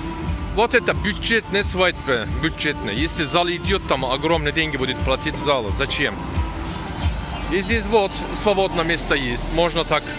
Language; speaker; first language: Russian; non-native, learner; Turkish